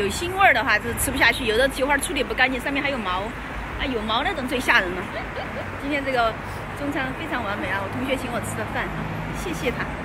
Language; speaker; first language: Chinese; native; Chinese